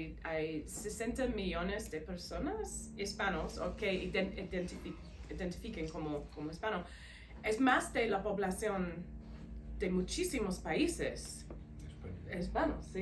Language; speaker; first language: Spanish; non-native, fluent; English